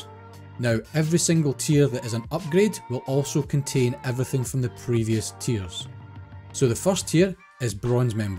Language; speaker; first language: English; native; English